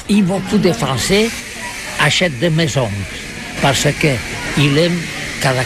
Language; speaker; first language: French; non-native, learner; Catalan